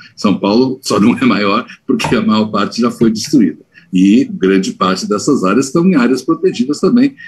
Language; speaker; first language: Portuguese; native; Portuguese